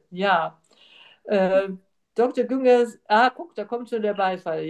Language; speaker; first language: German; native; German